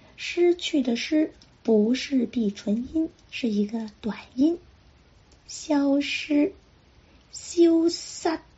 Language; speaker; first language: Chinese; non-native, local second language; Cantonese